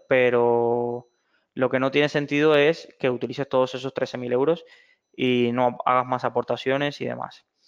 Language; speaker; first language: Spanish; native; Spanish